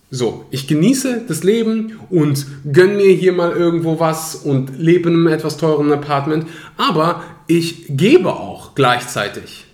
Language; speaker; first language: German; early bilingual, other home language; Russian